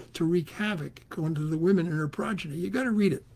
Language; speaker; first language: English; native; English